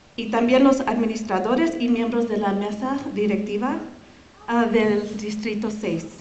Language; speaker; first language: Spanish; early bilingual, heritage; Spanish